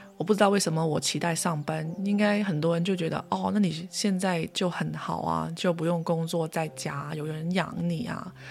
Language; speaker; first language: Chinese; non-native, local second language; Cantonese